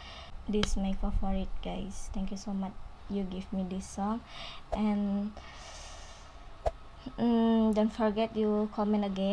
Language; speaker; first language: English; non-native, learner; Indonesian